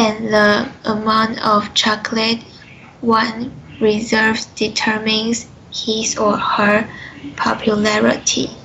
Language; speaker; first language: English; non-native, learner; Chinese